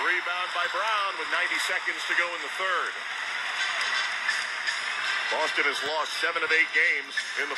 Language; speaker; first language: English; native; English